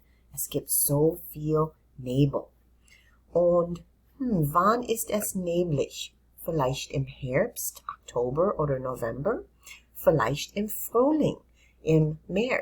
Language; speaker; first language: German; non-native, fluent; English